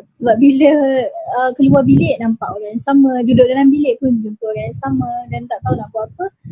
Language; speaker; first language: Malay; native; Malay